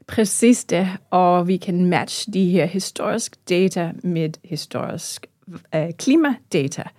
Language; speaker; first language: Danish; non-native, fluent; English